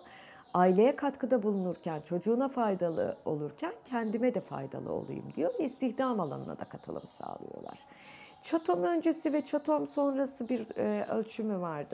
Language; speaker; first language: Turkish; native; Turkish